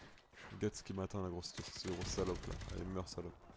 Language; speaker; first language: French; native; French